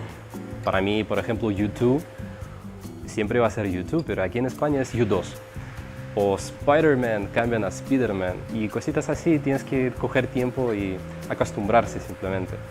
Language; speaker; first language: Spanish; non-native, fluent; Russian